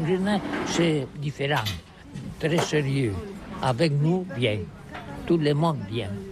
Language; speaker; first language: French; non-native, learner; Catalan